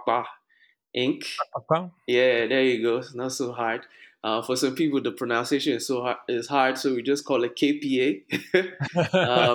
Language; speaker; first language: English; non-native, local second language; Yoruba